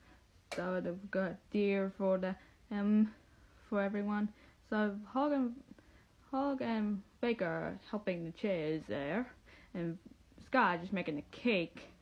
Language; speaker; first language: English; native; English